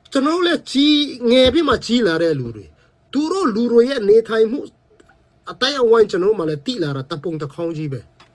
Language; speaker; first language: Burmese; non-native, local second language; Tedim Chin